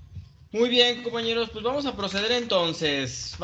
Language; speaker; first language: Spanish; native; Spanish